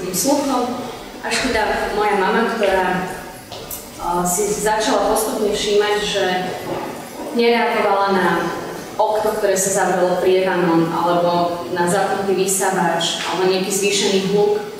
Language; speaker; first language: Slovak; native; Slovak